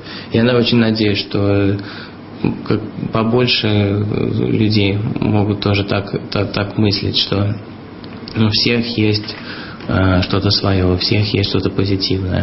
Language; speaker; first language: Russian; early bilingual, heritage; Russian